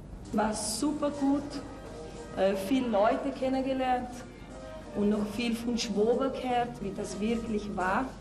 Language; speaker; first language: German; early bilingual, heritage; German